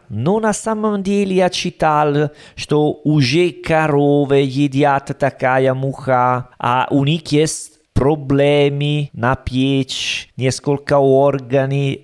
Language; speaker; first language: Russian; non-native, learner; Italian